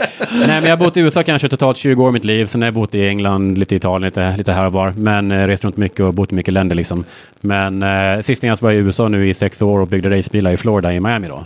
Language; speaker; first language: Swedish; early bilingual, heritage; English